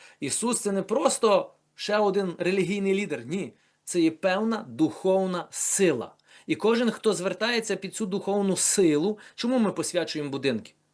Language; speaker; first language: Ukrainian; native; Ukrainian